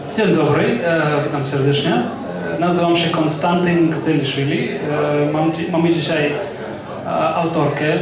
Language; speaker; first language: Polish; non-native, fluent; Georgian